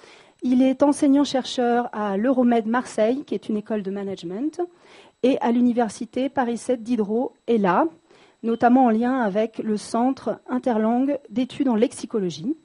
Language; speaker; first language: French; native; French